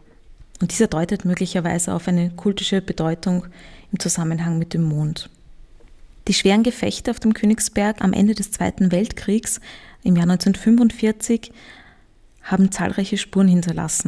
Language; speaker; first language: German; native; German